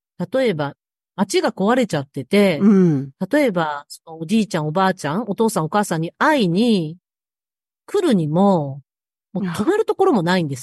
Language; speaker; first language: Japanese; native; Japanese